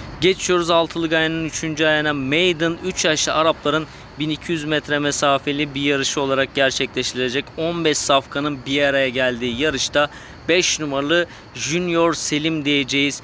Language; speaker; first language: Turkish; native; Turkish